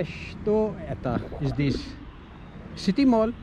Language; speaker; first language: Russian; non-native, learner; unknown